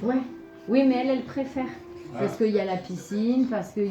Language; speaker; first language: French; native; French